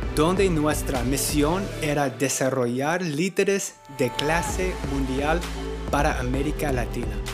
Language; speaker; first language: Spanish; non-native, fluent; English